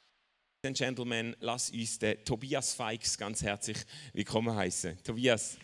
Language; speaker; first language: German; native; German